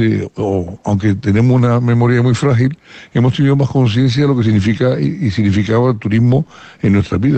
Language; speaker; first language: Spanish; native; Spanish